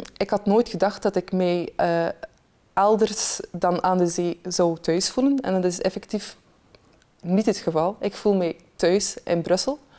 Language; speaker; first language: Dutch; native; Dutch